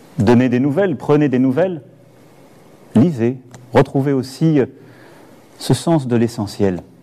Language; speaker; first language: French; native; French